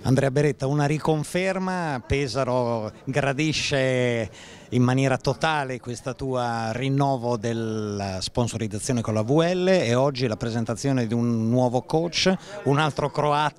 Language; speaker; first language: Italian; native; Italian